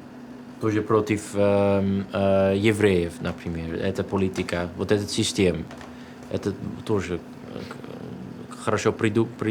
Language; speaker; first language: Russian; non-native, learner; Dutch